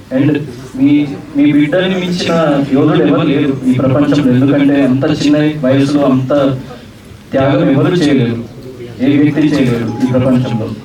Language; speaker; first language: Telugu; native; Telugu